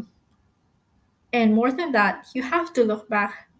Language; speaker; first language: English; non-native, local second language; Filipino